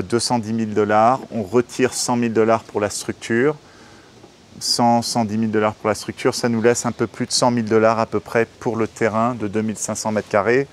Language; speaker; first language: French; native; French